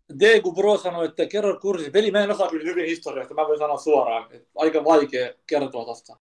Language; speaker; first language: Finnish; early bilingual, other home language; Kurdish